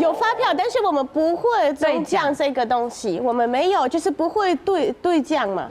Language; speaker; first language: Chinese; non-native, fluent; Russian